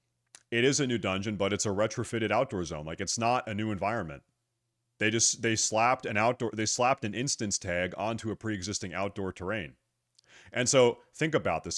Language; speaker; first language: English; native; English